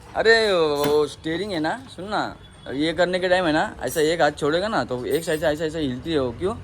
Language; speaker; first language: Hindi; non-native, local second language; Marathi